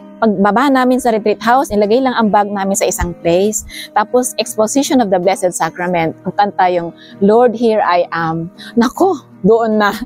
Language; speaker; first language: Filipino; non-native, local second language; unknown